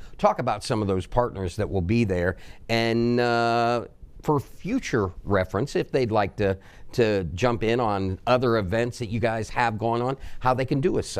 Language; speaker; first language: English; native; English